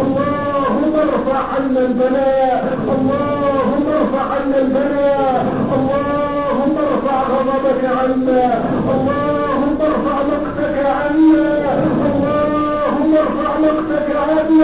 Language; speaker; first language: Arabic; native; Arabic